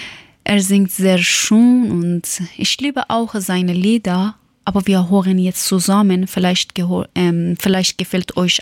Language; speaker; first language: German; non-native, learner; Persian